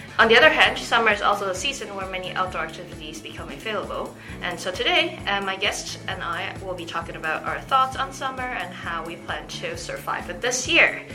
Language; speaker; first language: English; native; English